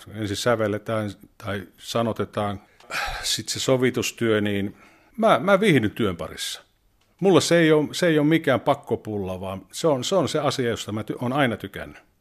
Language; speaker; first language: Finnish; native; Finnish